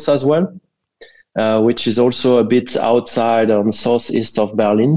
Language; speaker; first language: English; non-native, fluent; French